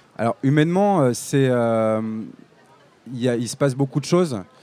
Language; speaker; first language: French; native; French